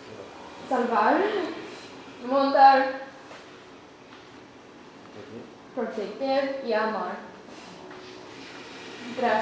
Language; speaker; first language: Spanish; non-native, learner; English